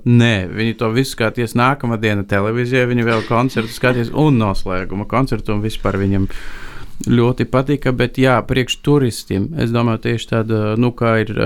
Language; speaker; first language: Latvian; non-native, fluent; Bulgarian